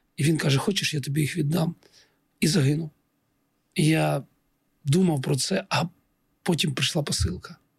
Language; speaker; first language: Ukrainian; non-native, local second language; Russian